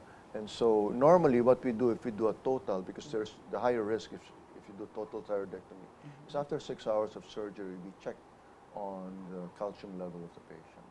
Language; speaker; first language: English; non-native, local second language; Filipino